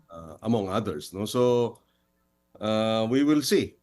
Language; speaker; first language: English; non-native, local second language; Filipino